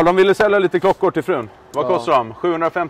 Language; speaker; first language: Swedish; native; Swedish